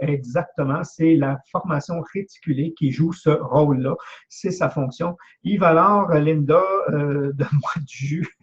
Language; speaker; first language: French; native; French